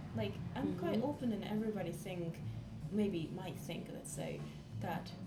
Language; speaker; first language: English; non-native, fluent; Japanese